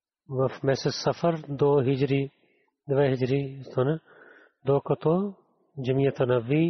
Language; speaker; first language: Bulgarian; non-native, learner; Urdu